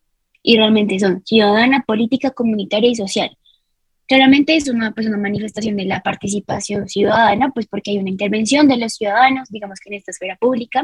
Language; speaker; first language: Spanish; native; Spanish